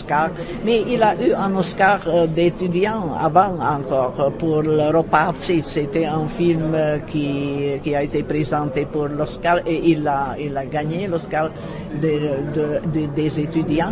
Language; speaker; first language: French; non-native, fluent; Czech